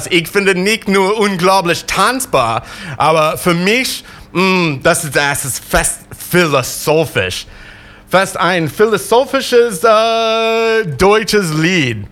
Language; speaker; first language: German; non-native, fluent; English